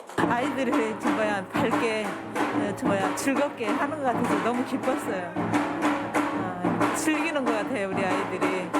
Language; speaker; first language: Korean; non-native, fluent; Filipino